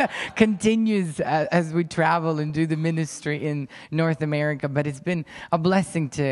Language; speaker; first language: English; non-native, fluent; Ukrainian